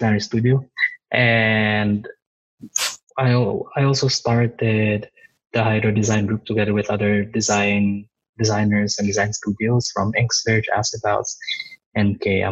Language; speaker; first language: English; non-native, local second language; Waray